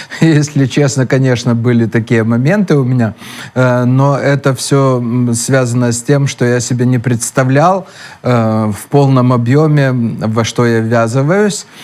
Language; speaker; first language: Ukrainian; non-native, local second language; Russian